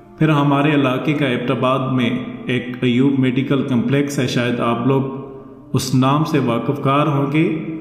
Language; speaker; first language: Urdu; non-native, local second language; Northern Hindko